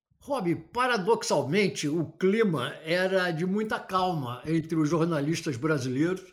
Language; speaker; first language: Portuguese; native; Portuguese